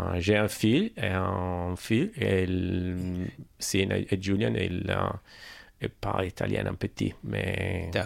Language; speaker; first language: French; non-native, learner; Italian